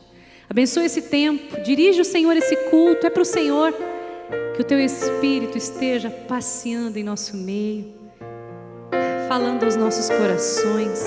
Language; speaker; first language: Portuguese; native; Portuguese